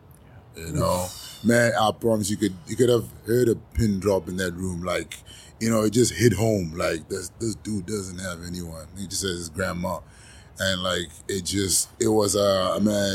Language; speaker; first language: English; non-native, local second language; Shona